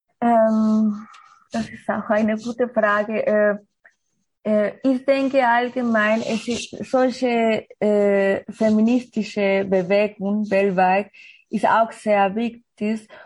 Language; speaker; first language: German; non-native, learner; Spanish